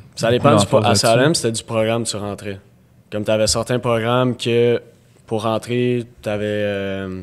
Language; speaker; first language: French; native; French